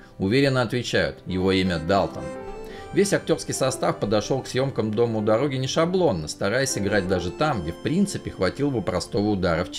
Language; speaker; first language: Russian; native; Russian